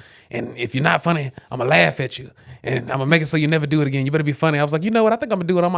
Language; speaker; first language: English; native; English